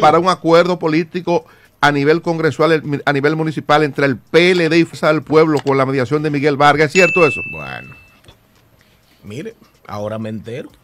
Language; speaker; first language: Spanish; native; Spanish